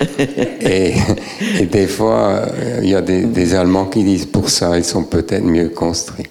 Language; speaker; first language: French; native; French